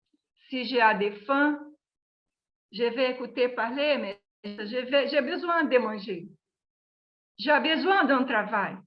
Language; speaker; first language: French; non-native, learner; Portuguese